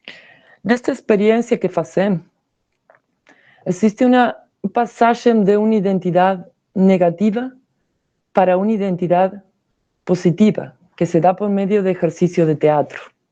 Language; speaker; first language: Portuguese; non-native, learner; Spanish